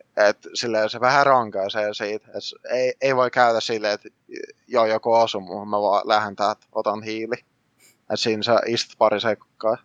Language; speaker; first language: Finnish; early bilingual, other home language; Russian